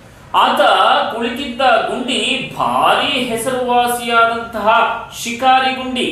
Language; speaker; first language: Kannada; native; Kannada